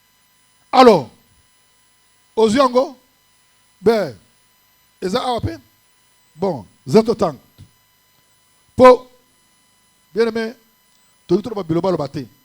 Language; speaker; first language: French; non-native, local second language; Lingala